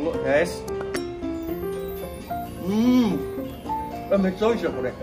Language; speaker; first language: Japanese; non-native, fluent; Indonesian